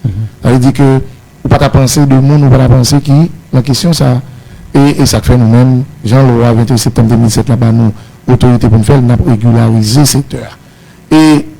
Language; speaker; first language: Haitian Creole; native; Haitian Creole